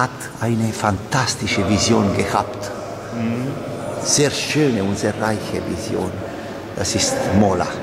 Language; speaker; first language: German; non-native, learner; Italian